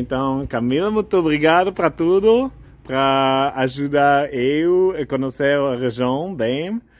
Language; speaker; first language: Portuguese; non-native, learner; French